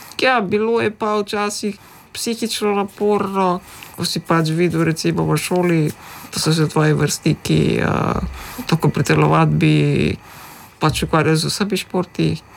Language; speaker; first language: Slovenian; early bilingual, other home language; Macedonian